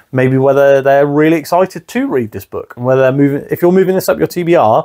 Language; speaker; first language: English; native; English